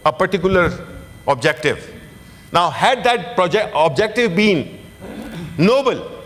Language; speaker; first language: English; non-native, local second language; Urdu